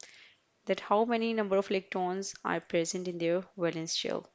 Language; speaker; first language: English; non-native, local second language; Urdu